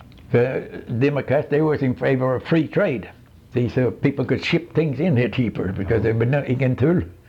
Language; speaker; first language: English; non-native, fluent; Swedish